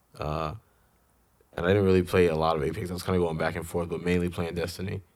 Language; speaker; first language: English; native; English